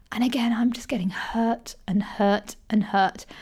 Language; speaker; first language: English; native; English